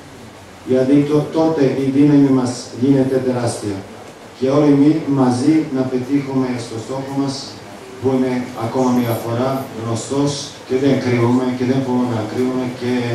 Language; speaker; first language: Greek; non-native, fluent; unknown